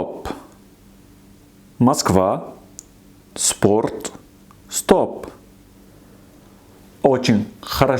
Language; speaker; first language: Russian; non-native, fluent; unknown